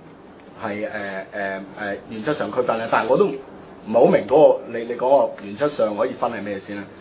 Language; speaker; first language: Chinese; non-native, local second language; Cantonese